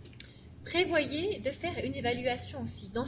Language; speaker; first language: French; native; French